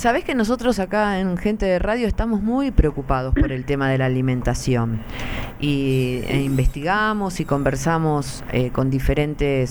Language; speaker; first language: Spanish; native; Spanish